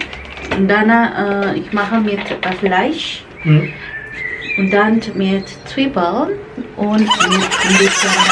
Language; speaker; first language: German; non-native, learner; Indonesian